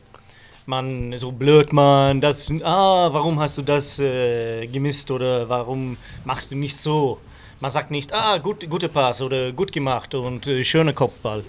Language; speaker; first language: German; non-native, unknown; Swedish